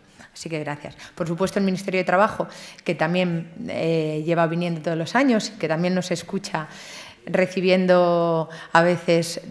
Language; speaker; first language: Spanish; native; Spanish